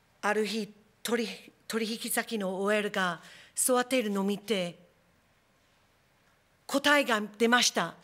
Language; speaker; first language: Japanese; non-native, fluent; English